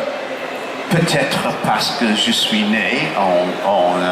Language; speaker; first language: French; non-native, fluent; English